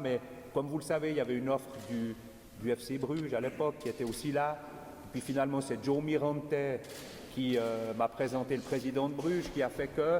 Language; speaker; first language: French; native; French